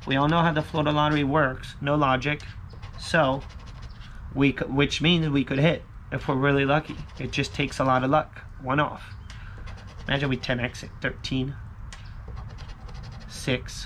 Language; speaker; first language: English; native; English